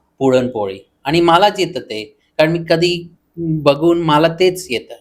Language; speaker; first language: Marathi; early bilingual, heritage; Marathi